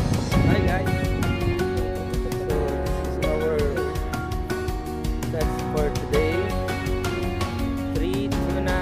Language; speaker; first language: English; non-native, local second language; Filipino